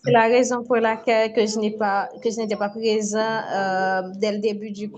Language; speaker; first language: French; non-native, local second language; Haitian Creole